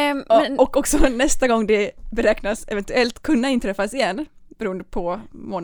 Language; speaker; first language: Swedish; native; Swedish